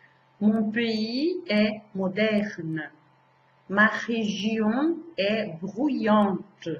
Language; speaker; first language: French; non-native, fluent; Portuguese